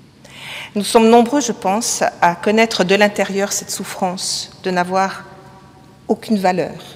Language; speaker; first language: French; native; French